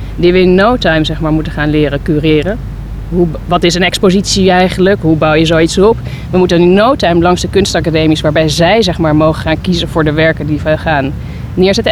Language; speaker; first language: Dutch; native; Dutch